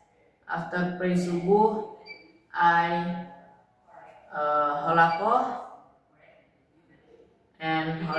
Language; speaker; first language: English; non-native, learner; Indonesian